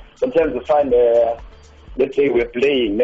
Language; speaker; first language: English; non-native, local second language; Xhosa